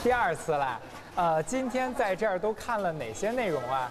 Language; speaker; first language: Chinese; native; Chinese